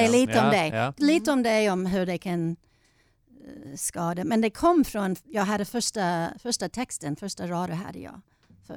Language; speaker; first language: Swedish; non-native, fluent; English